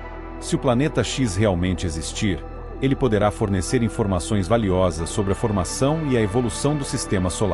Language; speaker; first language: Portuguese; native; Portuguese